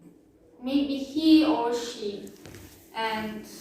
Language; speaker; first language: English; non-native, learner; Turkish